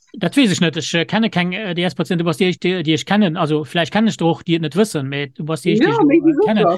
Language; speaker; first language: Luxembourgish; native; Luxembourgish